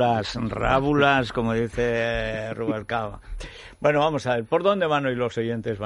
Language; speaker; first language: Spanish; native; Spanish